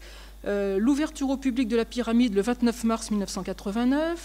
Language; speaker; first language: French; native; French